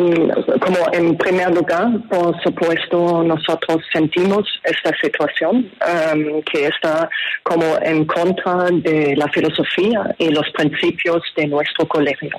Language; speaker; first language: Spanish; non-native, fluent; German